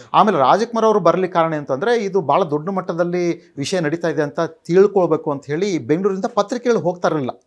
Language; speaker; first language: Kannada; native; Kannada